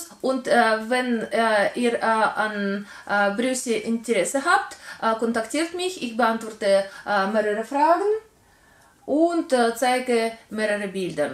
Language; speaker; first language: German; non-native, learner; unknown